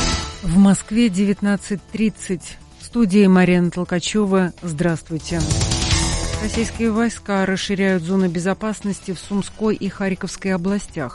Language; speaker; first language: Russian; native; Russian